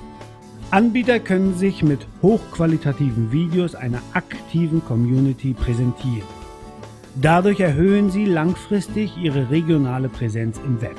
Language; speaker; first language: German; native; German